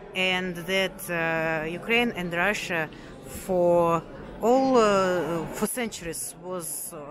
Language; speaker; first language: English; non-native, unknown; Russian